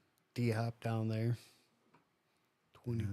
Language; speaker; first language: English; native; English